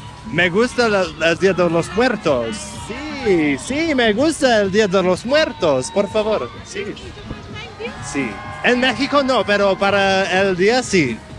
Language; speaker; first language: Spanish; non-native, learner; English